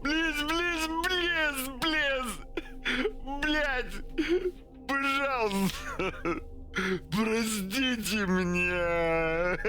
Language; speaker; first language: Russian; non-native, learner; English